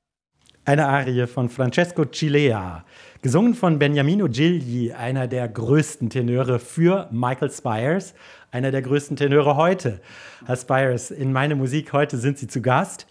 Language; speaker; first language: German; native; German